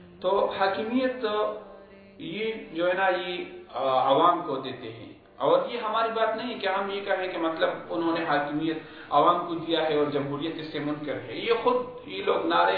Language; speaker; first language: Urdu; non-native, local second language; Pashto